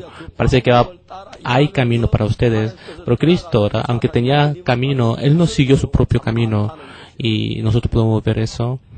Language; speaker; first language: Spanish; non-native, fluent; Korean